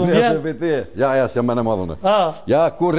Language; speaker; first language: Albanian; native; Albanian